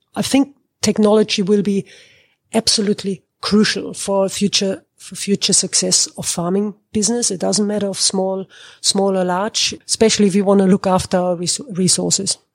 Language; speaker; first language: English; non-native, fluent; German